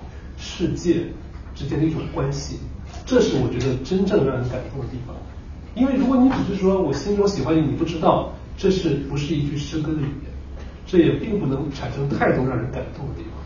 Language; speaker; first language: Chinese; native; Chinese